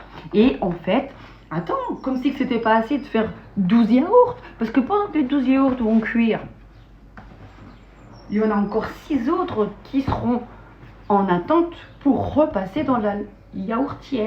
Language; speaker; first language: French; native; French